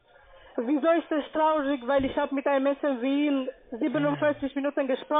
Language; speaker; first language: German; non-native, learner; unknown